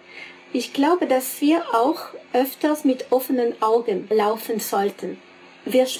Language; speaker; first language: German; non-native, fluent; French